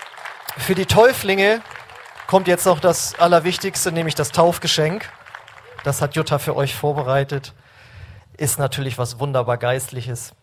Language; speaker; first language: German; native; German